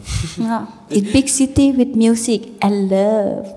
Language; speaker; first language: English; non-native, learner; Thai